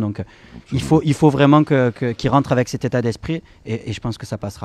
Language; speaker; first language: French; native; French